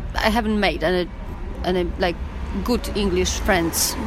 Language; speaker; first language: English; non-native, fluent; Polish